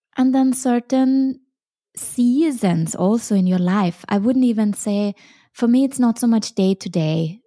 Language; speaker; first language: English; non-native, fluent; German